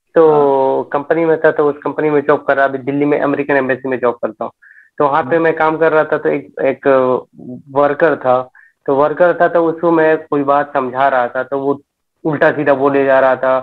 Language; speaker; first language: Hindi; native; Hindi